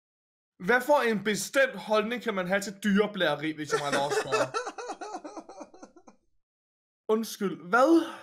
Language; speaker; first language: Danish; native; Danish